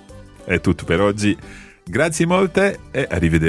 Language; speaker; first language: Italian; non-native, fluent; English